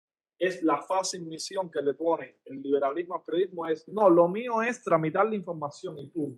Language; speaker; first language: Spanish; native; Spanish